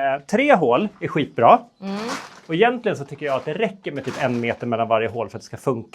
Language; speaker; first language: Swedish; native; Swedish